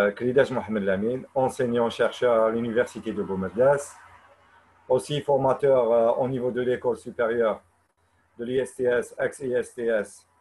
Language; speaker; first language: French; non-native, local second language; Arabic